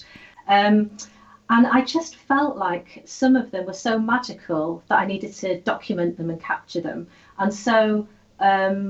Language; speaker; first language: English; native; English